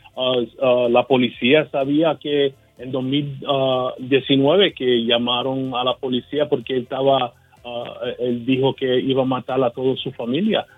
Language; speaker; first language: Spanish; early bilingual, heritage; Spanish